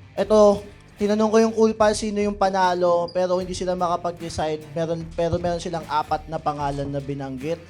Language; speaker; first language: Filipino; native; Filipino